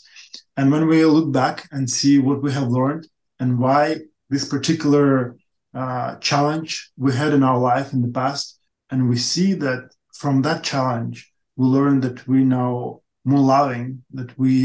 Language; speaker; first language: English; non-native, fluent; Ukrainian